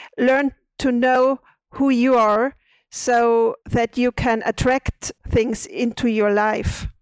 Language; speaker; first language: English; non-native, fluent; German